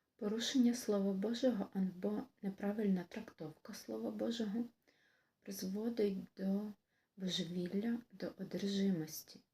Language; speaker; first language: Ukrainian; native; Ukrainian